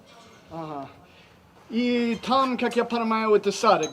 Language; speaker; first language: Russian; non-native, learner; English